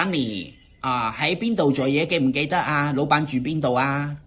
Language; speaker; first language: Cantonese; native; Cantonese